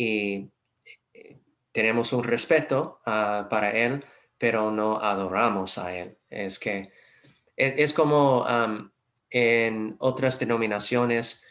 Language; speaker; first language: Spanish; non-native, fluent; English